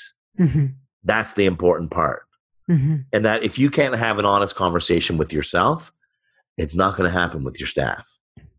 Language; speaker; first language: English; native; English